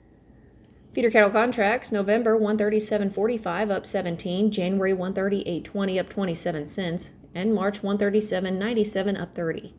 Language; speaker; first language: English; native; English